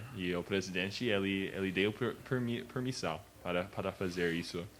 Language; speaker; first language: Portuguese; non-native, learner; English